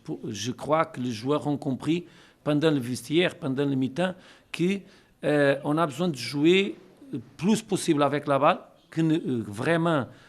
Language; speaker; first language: French; non-native, learner; Portuguese